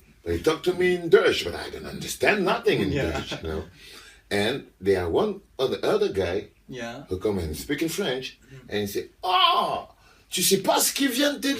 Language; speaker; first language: English; non-native, local second language; French